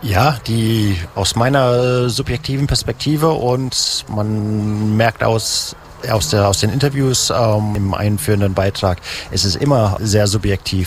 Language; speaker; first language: German; native; German